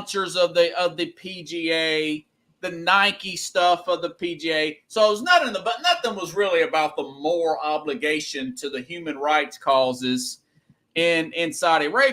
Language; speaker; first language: English; native; English